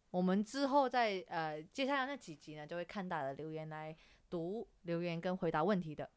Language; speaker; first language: Chinese; native; Chinese